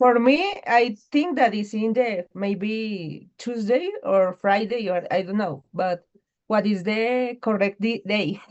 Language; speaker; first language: English; non-native, learner; Spanish